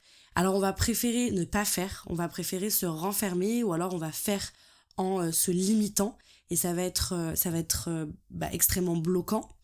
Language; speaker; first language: French; native; French